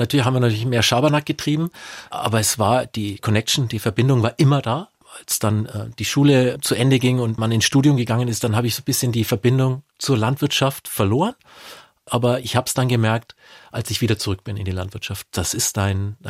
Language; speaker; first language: German; native; German